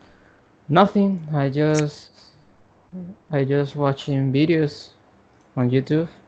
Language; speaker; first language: English; non-native, learner; Spanish